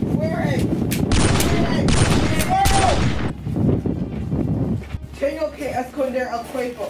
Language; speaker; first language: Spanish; non-native, learner; English